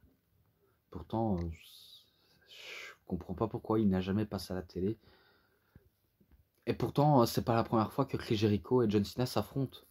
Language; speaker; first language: French; native; French